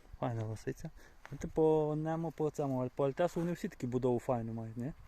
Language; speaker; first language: Ukrainian; native; Ukrainian